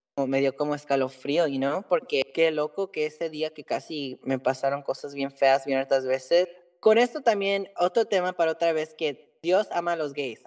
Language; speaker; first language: Spanish; early bilingual, heritage; Spanish